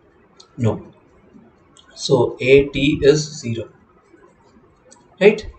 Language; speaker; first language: English; non-native, local second language; Tamil